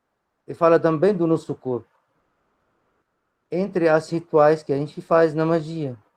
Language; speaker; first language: Portuguese; non-native, fluent; Arabic